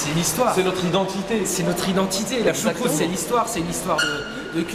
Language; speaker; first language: French; native; French